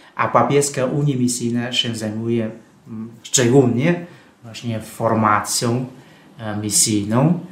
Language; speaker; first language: Polish; non-native, fluent; Vietnamese